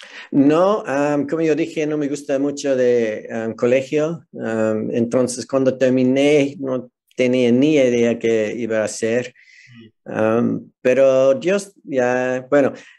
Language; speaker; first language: Spanish; non-native, fluent; English